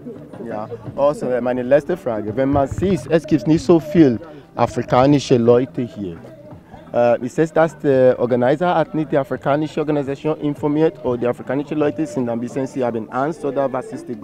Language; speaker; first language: German; non-native, learner; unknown